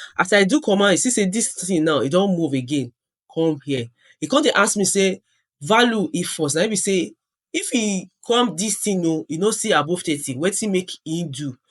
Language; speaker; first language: Nigerian Pidgin; non-native, local second language; Yoruba